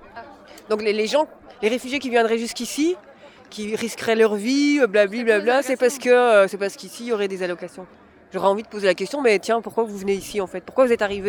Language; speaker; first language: French; native; French